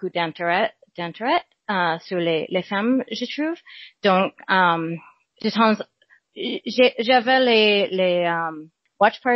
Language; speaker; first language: French; non-native, learner; English